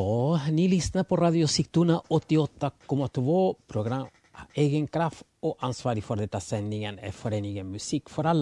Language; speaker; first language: Swedish; non-native, fluent; Spanish